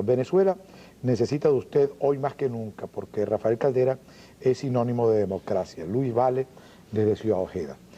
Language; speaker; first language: Spanish; native; Spanish